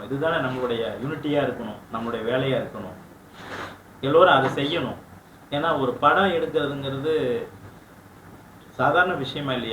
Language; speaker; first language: Tamil; native; Tamil